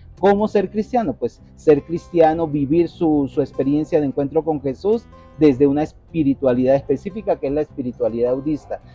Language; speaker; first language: Spanish; native; Spanish